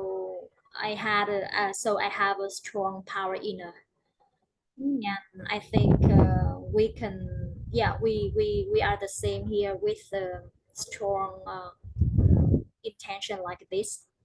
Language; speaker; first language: English; non-native, learner; Vietnamese